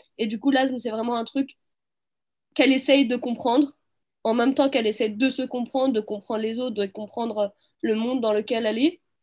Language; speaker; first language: French; early bilingual, other home language; Arabic